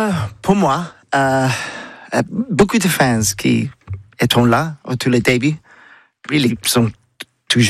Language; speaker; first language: French; non-native, learner; English